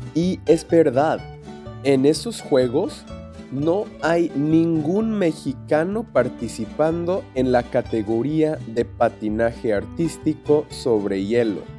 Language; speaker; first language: Spanish; non-native, fluent; English